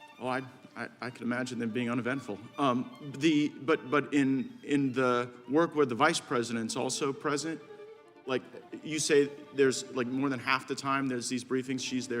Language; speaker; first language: English; native; English